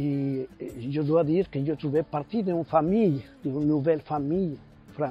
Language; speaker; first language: French; non-native, fluent; Spanish